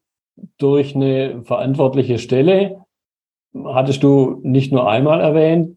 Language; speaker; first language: German; native; German